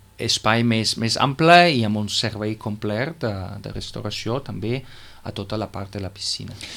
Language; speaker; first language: Catalan; non-native, fluent; German